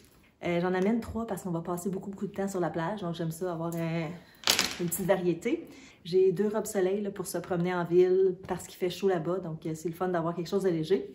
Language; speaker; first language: French; native; French